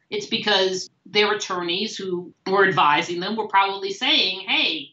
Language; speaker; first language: English; native; English